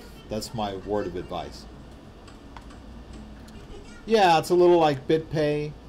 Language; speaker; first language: English; native; English